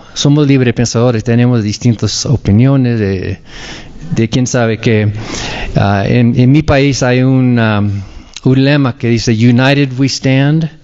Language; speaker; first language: Spanish; non-native, fluent; English